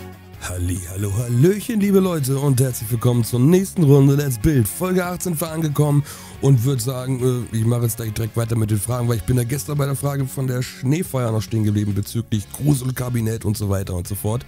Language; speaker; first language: German; native; German